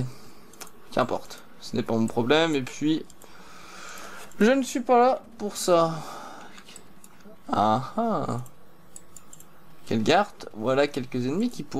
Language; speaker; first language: French; native; French